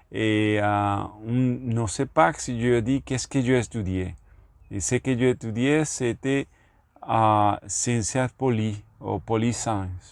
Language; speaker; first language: French; non-native, learner; Spanish